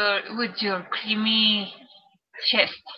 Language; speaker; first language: English; non-native, learner; Spanish